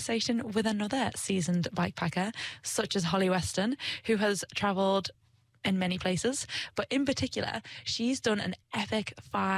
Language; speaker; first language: English; native; English